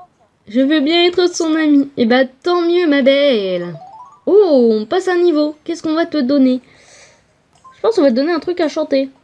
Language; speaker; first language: French; native; French